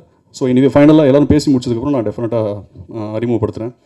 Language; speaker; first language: Tamil; native; Tamil